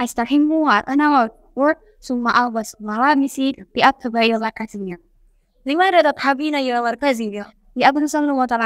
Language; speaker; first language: Arabic; non-native, learner; Indonesian